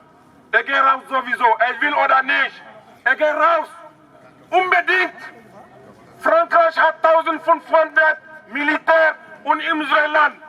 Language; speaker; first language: German; non-native, learner; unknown